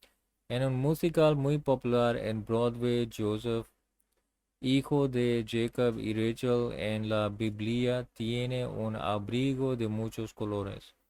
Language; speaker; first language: Spanish; non-native, learner; English